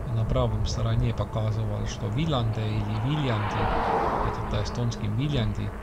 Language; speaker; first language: Russian; non-native, learner; Estonian